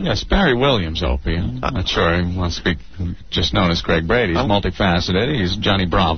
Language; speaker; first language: English; native; English